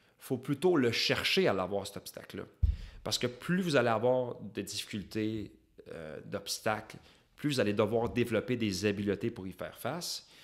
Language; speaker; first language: French; native; French